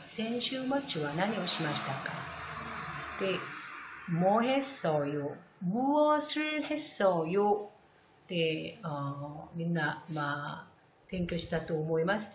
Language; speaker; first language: Japanese; non-native, fluent; Korean